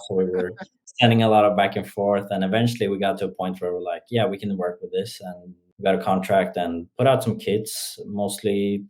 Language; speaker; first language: English; non-native, fluent; Norwegian